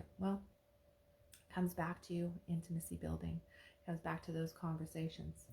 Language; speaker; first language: English; native; English